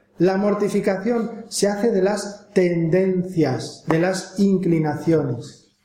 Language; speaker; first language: Spanish; native; Spanish